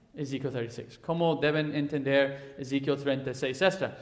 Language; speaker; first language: Spanish; non-native, fluent; English